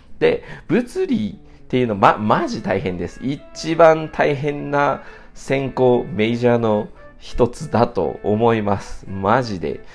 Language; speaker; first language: Japanese; native; Japanese